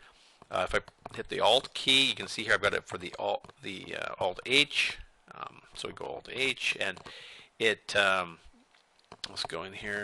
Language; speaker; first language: English; native; English